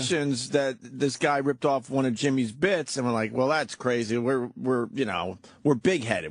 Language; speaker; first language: English; native; English